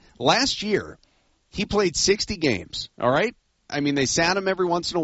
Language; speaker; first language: English; native; English